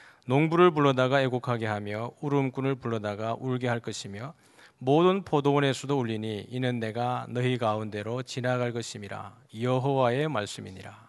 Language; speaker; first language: Korean; native; Korean